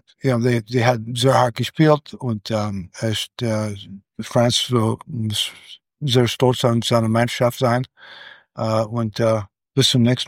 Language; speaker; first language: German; non-native, learner; English